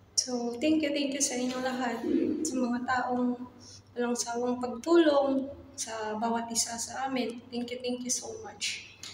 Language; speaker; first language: Filipino; non-native, local second language; Cebuano